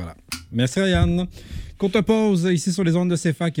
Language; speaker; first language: French; native; French